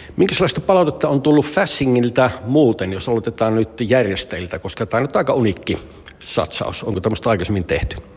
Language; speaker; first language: Finnish; early bilingual, heritage; Finnish